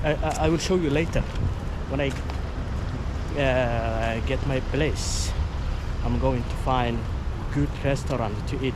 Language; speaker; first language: English; non-native, fluent; Somali